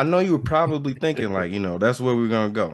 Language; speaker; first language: English; native; English